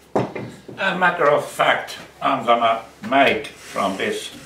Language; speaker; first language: English; non-native, fluent; Finnish